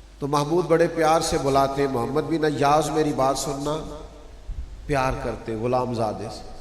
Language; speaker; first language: Urdu; non-native, local second language; Punjabi